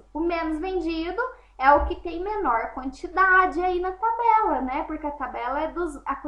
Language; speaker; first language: Portuguese; native; Portuguese